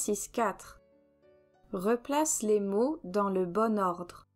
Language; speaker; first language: French; native; French